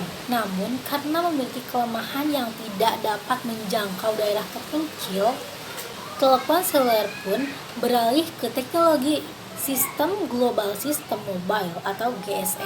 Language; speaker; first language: Indonesian; native; Indonesian